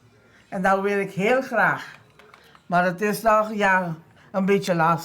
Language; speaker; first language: Dutch; non-native, local second language; Papiamento